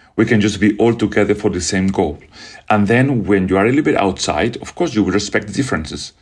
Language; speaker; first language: English; non-native, fluent; Spanish